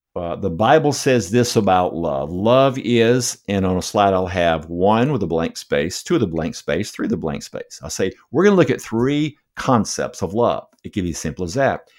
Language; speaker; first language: English; native; English